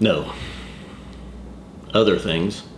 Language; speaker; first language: English; native; English